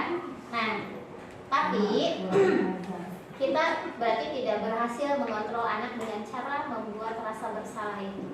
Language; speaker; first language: Indonesian; native; Indonesian